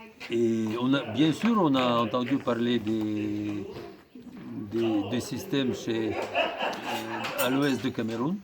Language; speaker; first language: French; non-native, fluent; Russian